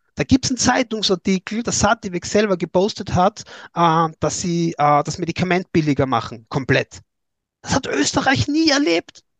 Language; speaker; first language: German; native; German